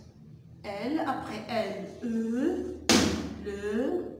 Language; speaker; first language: French; non-native, local second language; Arabic